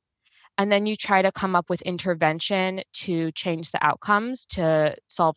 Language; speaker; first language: English; native; English